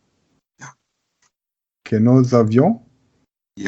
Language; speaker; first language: French; non-native, learner; German